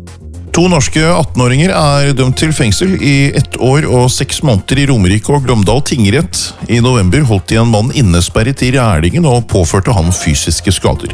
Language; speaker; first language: Norwegian; native; Norwegian